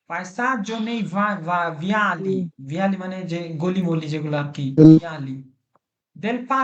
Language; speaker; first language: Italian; non-native, fluent; Bangla